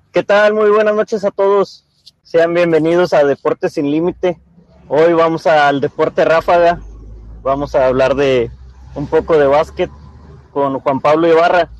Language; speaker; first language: Spanish; native; Spanish